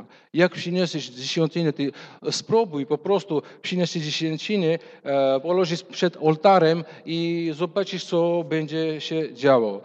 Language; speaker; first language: Polish; non-native, fluent; Russian